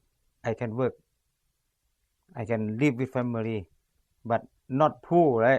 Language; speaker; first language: English; non-native, learner; Lao